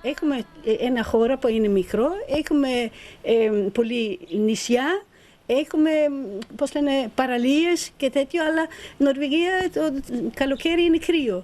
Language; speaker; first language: Greek; non-native, learner; Norwegian